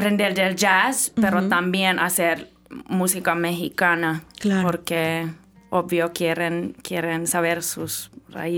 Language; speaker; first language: Spanish; non-native, learner; Finnish